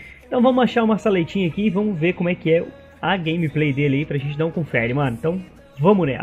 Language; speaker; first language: Portuguese; native; Portuguese